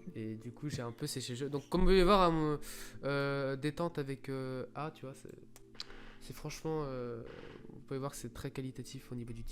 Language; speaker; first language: French; native; French